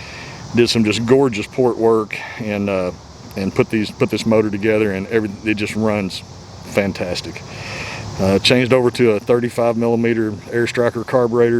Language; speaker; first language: English; native; English